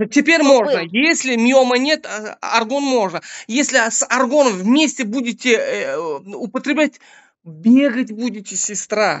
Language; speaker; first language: Russian; non-native, local second language; Uzbek